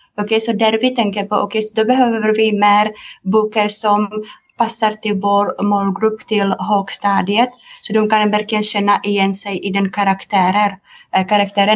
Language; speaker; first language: Swedish; non-native, fluent; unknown